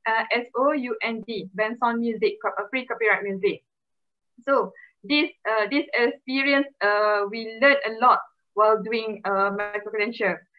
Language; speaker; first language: English; non-native, local second language; Malay